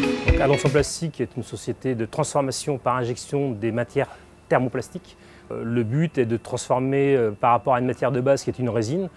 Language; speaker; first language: French; native; French